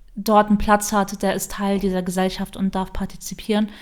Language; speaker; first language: German; early bilingual, other home language; Turkish